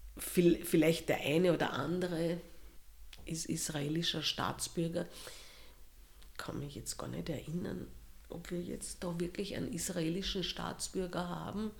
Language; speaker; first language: German; native; German